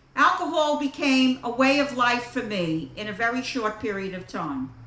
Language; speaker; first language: English; native; English